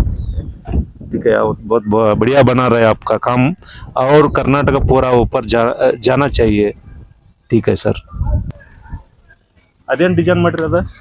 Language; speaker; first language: Hindi; non-native, local second language; Kannada